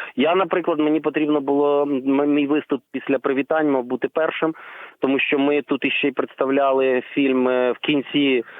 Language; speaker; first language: Ukrainian; native; Ukrainian